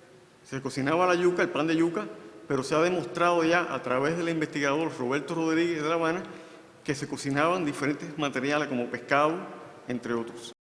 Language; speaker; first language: Spanish; native; Spanish